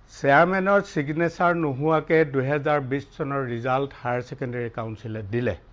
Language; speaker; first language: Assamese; native; Assamese